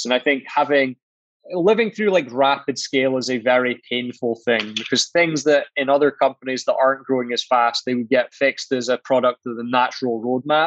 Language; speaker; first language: English; native; English